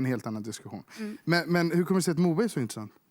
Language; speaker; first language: Swedish; native; Swedish